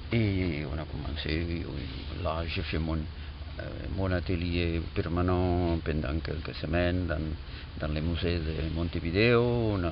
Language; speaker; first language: French; non-native, fluent; Catalan